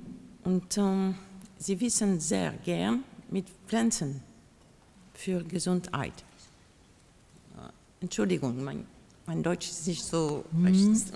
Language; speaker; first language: German; non-native, learner; French